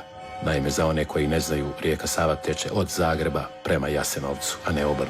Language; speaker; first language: Croatian; native; Croatian